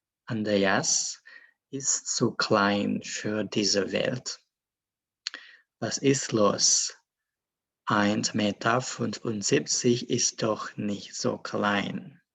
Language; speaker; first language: German; non-native, fluent; Indonesian